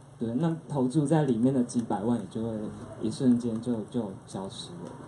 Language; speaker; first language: Chinese; native; Chinese